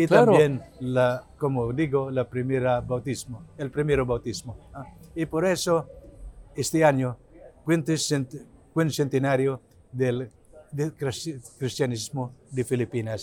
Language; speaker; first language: Spanish; non-native, learner; Cebuano